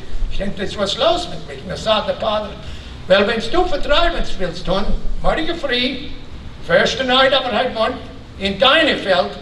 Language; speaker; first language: German; early bilingual, heritage; German